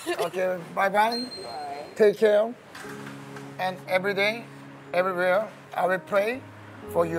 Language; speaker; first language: English; non-native, learner; Korean